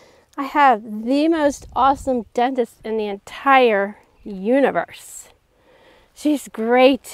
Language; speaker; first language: English; native; English